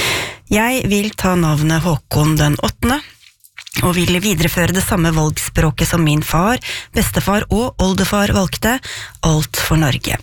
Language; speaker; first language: Norwegian; native; Norwegian